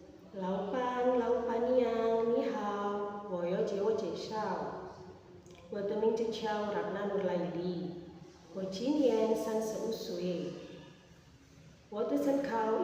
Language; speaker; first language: Chinese; non-native, learner; Indonesian